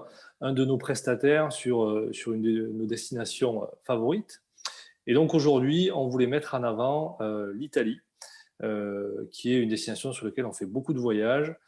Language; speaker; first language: French; native; French